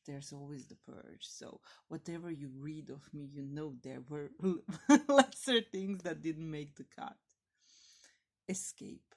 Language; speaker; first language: English; non-native, fluent; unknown